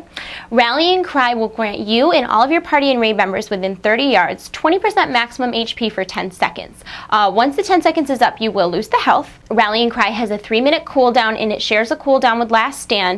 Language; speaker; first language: English; native; English